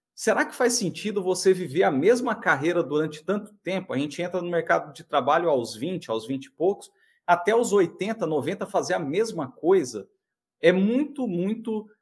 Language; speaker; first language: Portuguese; native; Portuguese